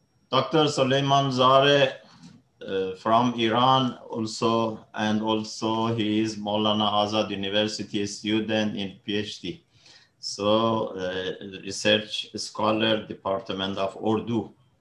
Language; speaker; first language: English; non-native, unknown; Persian